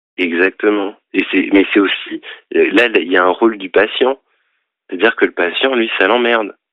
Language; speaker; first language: French; native; French